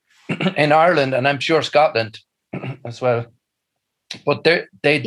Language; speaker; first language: English; native; English